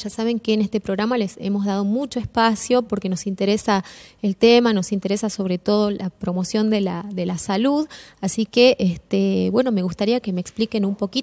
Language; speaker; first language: Spanish; native; Spanish